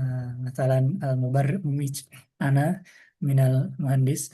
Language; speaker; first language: Arabic; non-native, fluent; Indonesian